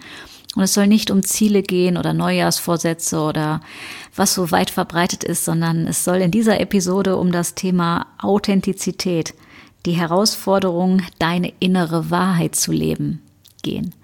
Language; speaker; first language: German; native; German